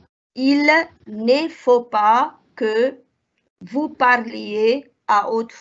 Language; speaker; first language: French; non-native, fluent; Arabic